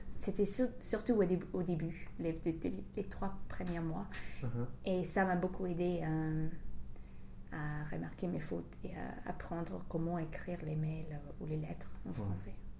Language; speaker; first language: French; non-native, fluent; English